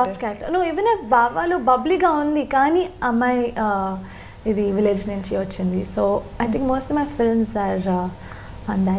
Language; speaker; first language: Telugu; non-native, local second language; Kannada